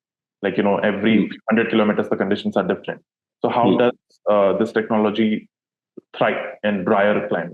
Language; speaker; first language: English; non-native, local second language; Hindi